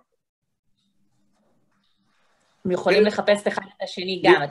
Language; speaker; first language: Hebrew; native; Hebrew